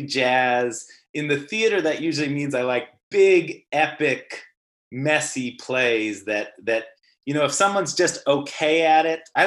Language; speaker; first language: English; native; English